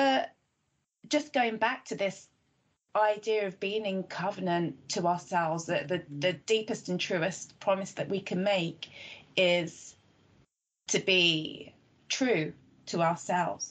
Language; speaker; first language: English; native; English